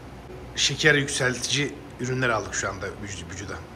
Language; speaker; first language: Turkish; native; Turkish